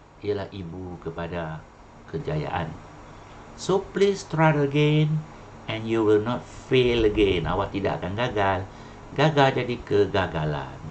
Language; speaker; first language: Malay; non-native, local second language; Chinese